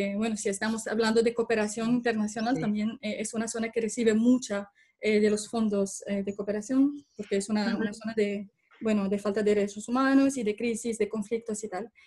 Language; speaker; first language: Spanish; non-native, fluent; Arabic